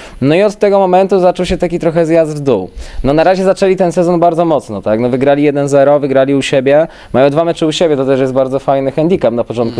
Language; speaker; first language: Polish; native; Polish